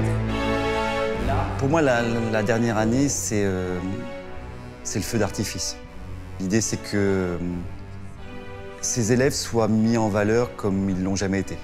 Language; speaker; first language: French; native; French